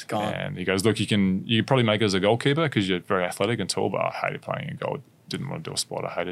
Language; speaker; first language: English; native; English